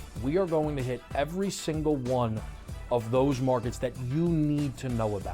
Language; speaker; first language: English; native; English